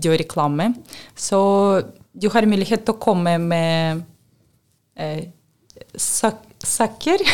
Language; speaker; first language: Norwegian; non-native, learner; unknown